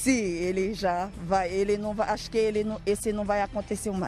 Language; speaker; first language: Portuguese; non-native, learner; Haitian Creole